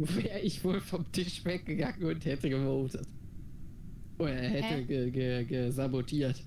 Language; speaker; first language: German; native; German